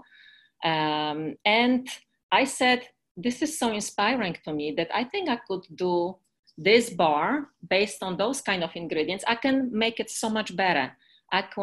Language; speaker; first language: English; non-native, fluent; Polish